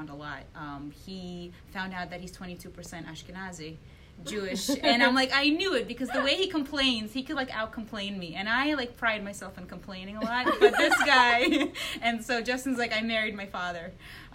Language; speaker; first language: English; early bilingual, other home language; Russian